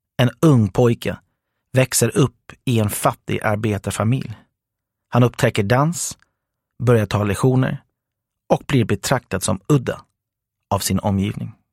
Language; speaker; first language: Swedish; non-native, fluent; English